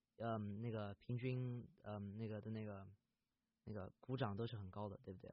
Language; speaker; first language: Chinese; early bilingual, heritage; Chinese